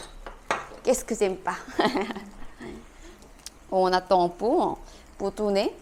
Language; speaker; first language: French; non-native, fluent; Korean